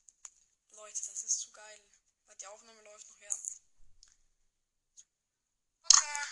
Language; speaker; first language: German; native; German